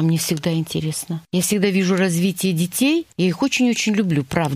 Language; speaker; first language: Russian; native; Russian